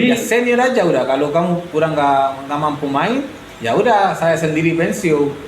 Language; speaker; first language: Indonesian; non-native, fluent; Spanish